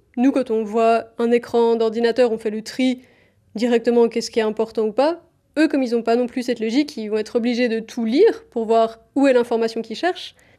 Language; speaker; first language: French; native; French